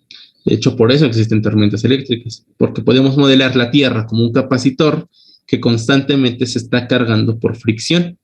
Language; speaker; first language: Spanish; native; Spanish